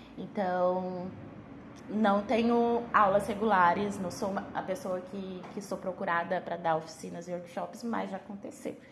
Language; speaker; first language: Portuguese; native; Portuguese